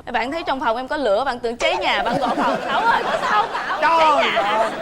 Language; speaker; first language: Vietnamese; native; Vietnamese